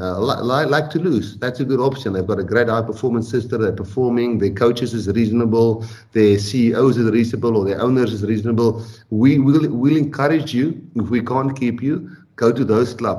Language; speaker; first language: English; non-native, local second language; Afrikaans